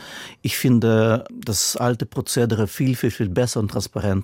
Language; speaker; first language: German; non-native, fluent; Russian